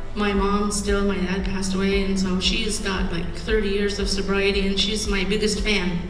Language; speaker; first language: English; native; English